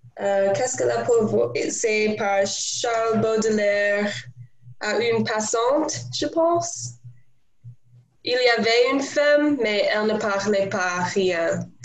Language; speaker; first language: French; non-native, learner; English